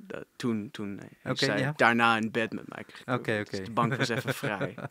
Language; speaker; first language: Dutch; non-native, fluent; English